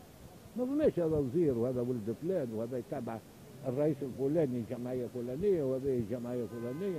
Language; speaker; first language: Arabic; native; Arabic